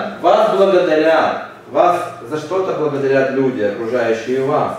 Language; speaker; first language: Russian; native; Russian